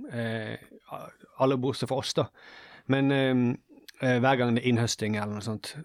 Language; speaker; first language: Norwegian; native; Norwegian